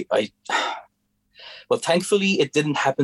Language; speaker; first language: English; non-native, fluent; Hungarian